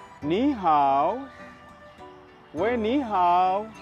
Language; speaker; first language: Chinese; non-native, learner; Bangla